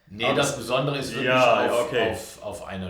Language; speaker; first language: German; native; German